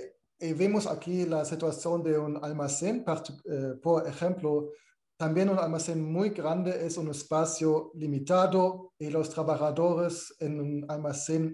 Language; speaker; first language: Spanish; non-native, fluent; German